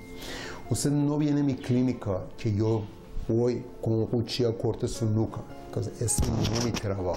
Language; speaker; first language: Spanish; non-native, learner; Persian